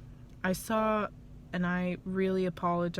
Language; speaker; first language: English; native; English